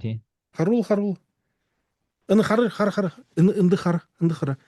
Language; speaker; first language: Mongolian; non-native, learner; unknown